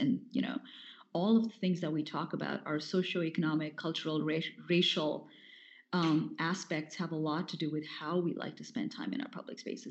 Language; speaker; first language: English; non-native, local second language; Hindi